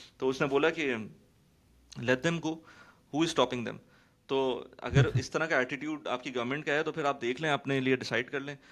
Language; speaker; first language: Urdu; native; Urdu